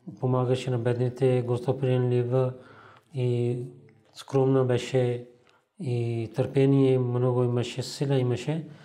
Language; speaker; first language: Bulgarian; non-native, learner; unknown